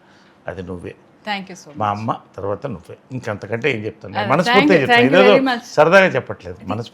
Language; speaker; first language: Telugu; native; Telugu